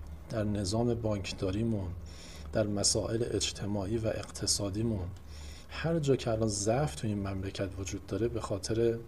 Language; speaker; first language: Persian; native; Persian